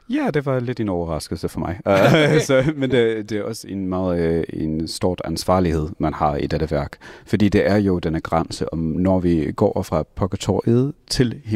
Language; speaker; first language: Danish; non-native, fluent; English